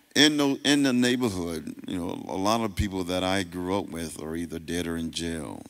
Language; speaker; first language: English; native; English